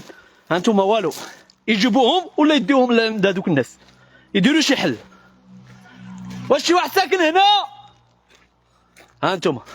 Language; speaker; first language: Arabic; native; Arabic